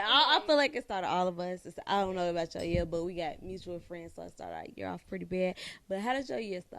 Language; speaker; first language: English; native; English